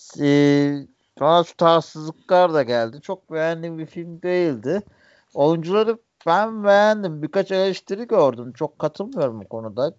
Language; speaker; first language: Turkish; native; Turkish